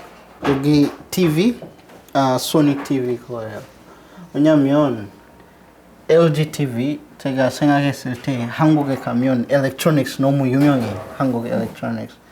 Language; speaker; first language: Korean; non-native, learner; English